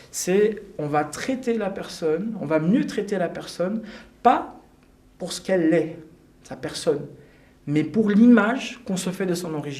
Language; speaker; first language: French; early bilingual, other home language; Portuguese